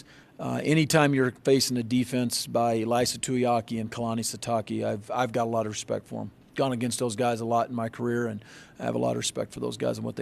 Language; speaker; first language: English; native; English